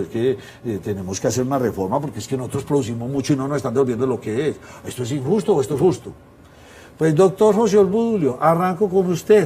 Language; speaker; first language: Spanish; native; Spanish